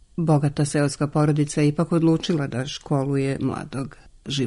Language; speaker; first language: Serbian; native; Serbian